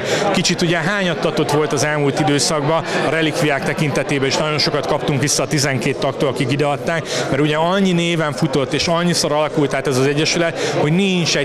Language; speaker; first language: Hungarian; native; Hungarian